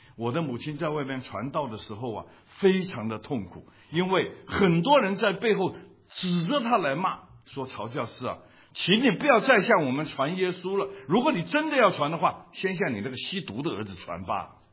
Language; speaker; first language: Chinese; non-native, local second language; Cantonese